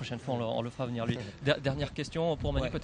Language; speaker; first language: French; native; French